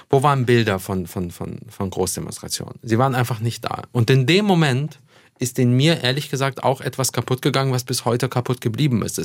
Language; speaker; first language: German; early bilingual, other home language; Russian